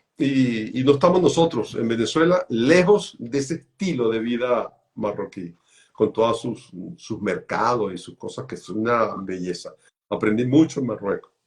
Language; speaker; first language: Spanish; native; Spanish